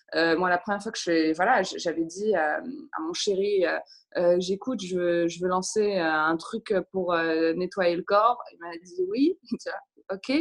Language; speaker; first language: French; native; French